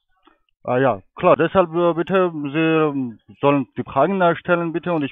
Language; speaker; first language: German; non-native, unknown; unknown